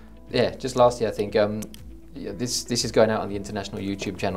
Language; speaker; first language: English; native; English